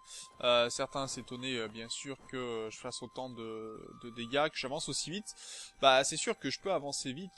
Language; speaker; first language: French; native; French